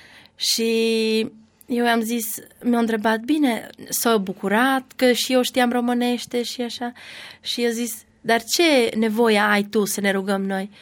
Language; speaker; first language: Romanian; non-native, learner; Albanian